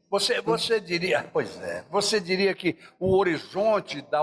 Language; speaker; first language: Portuguese; native; Portuguese